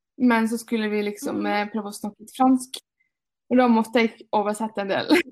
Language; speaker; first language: Norwegian; early bilingual, other home language; Portuguese